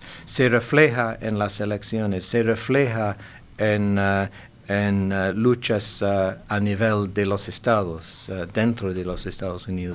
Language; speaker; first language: Spanish; non-native, fluent; English